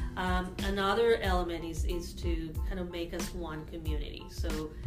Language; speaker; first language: English; non-native, fluent; Spanish